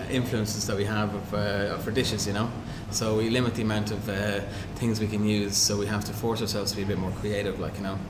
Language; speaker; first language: English; native; English